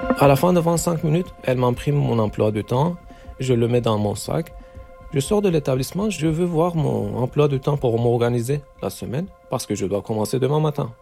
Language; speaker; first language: French; non-native, learner; Turkish